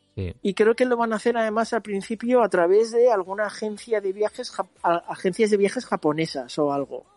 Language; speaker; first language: Spanish; native; Spanish